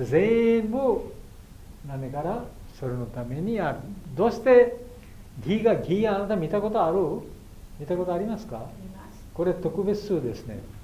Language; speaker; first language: Japanese; non-native, fluent; Bangla